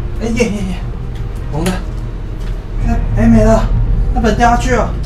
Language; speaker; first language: Chinese; native; Chinese